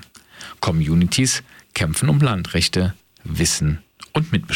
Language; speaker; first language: German; native; German